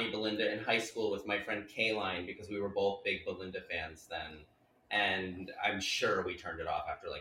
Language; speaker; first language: English; native; English